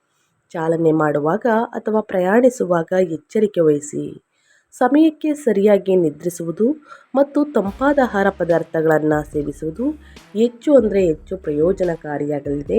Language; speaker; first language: Kannada; native; Kannada